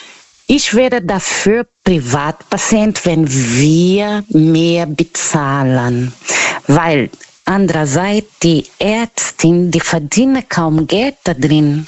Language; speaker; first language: German; non-native, fluent; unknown